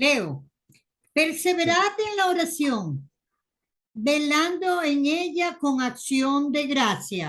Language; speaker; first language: Spanish; native; Spanish